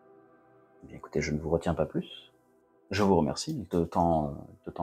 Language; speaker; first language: French; native; French